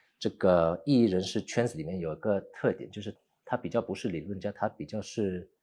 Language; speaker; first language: Chinese; early bilingual, heritage; Chinese